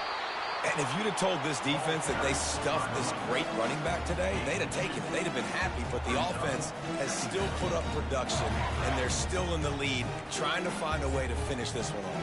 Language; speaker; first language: English; native; English